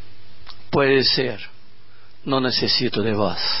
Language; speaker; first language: Spanish; non-native, learner; Portuguese